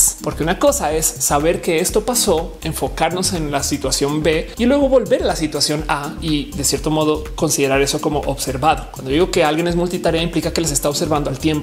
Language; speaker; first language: Spanish; native; Spanish